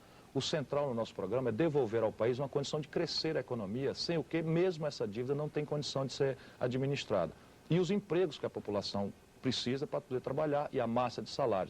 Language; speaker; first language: Portuguese; native; Portuguese